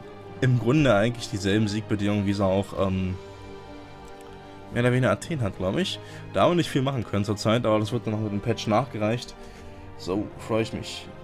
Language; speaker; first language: German; native; German